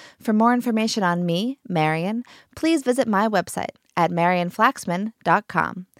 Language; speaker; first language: English; native; English